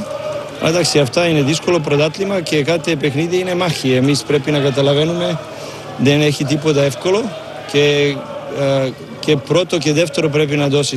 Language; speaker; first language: Greek; non-native, learner; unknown